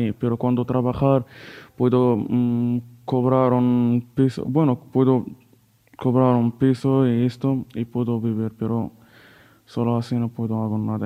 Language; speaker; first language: Spanish; non-native, learner; Arabic